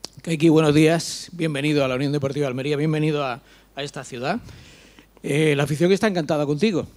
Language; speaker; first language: Spanish; native; Spanish